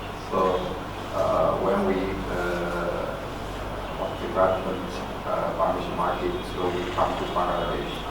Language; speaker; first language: English; non-native, learner; Chinese